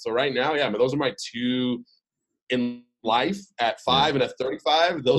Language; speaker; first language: English; early bilingual, other home language; Arabic